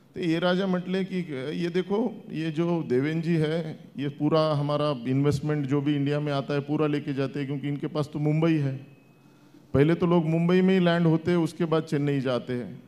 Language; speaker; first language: Hindi; non-native, local second language; Marathi